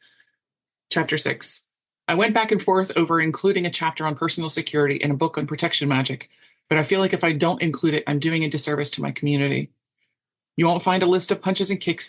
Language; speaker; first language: English; native; English